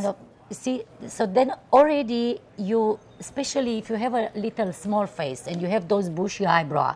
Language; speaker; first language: English; non-native, fluent; Romanian